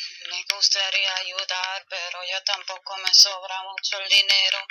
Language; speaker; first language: Spanish; non-native, learner; German